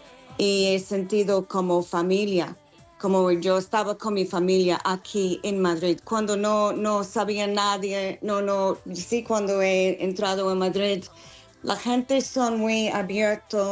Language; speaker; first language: Spanish; non-native, fluent; English